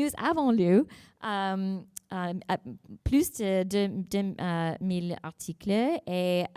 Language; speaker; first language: French; non-native, learner; English